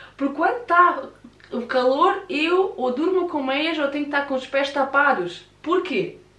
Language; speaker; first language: Portuguese; early bilingual, other home language; Russian